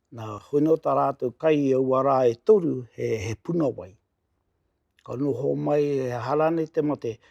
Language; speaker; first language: Māori; native; Māori